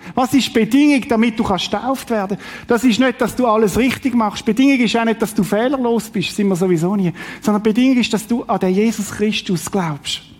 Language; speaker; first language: German; native; German